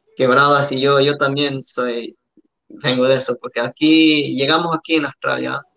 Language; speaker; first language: Spanish; early bilingual, other home language; English